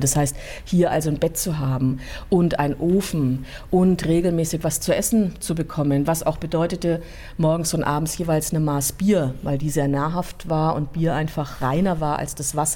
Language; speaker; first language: German; native; German